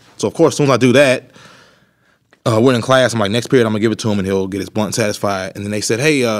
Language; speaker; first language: English; native; English